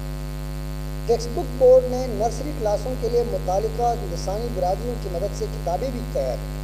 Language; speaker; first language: Urdu; non-native, local second language; Northern Hindko